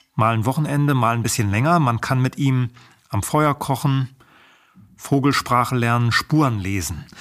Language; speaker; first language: German; native; German